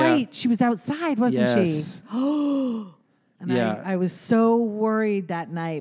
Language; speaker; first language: English; native; English